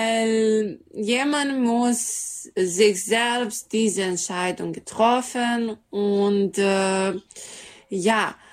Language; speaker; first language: German; non-native, learner; Serbian